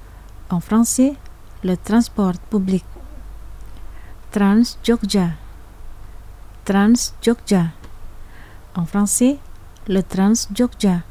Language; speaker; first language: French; non-native, fluent; Indonesian